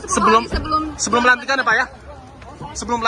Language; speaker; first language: Indonesian; native; Indonesian